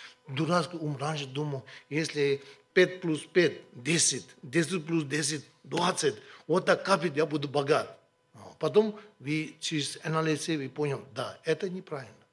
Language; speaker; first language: Russian; non-native, learner; Tibetan